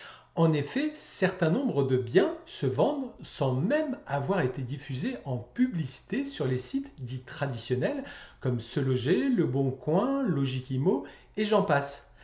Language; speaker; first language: French; native; French